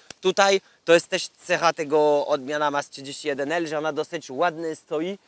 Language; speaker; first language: Polish; non-native, learner; French